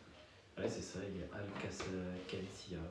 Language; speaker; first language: French; native; French